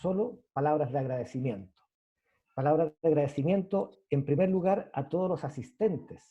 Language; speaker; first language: Spanish; native; Spanish